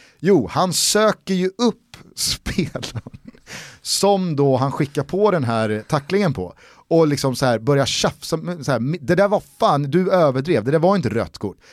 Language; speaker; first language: Swedish; native; Swedish